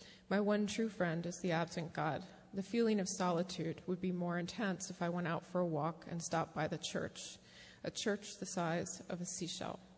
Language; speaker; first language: English; native; English